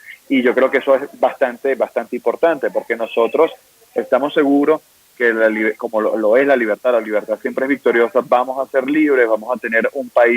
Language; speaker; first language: Spanish; native; Spanish